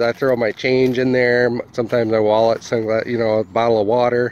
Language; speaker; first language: English; native; English